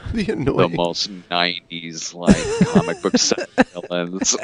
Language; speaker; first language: English; native; English